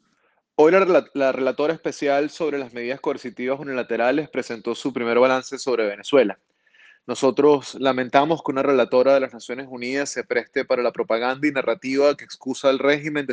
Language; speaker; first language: Spanish; native; Spanish